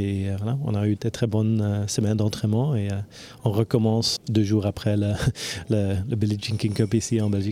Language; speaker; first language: French; non-native, local second language; Dutch